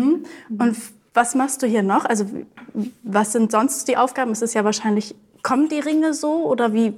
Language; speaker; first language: German; native; German